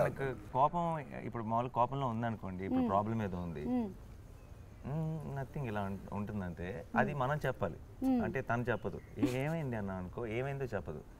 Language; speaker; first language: Telugu; native; Telugu